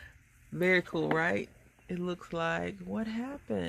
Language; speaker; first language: English; native; English